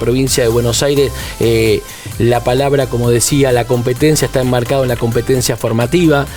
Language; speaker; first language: Spanish; native; Spanish